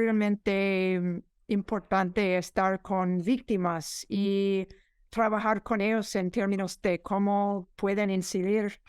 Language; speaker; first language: Spanish; non-native, fluent; English